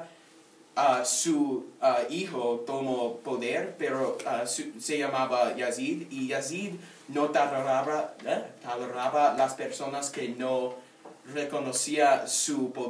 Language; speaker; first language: Spanish; non-native, learner; English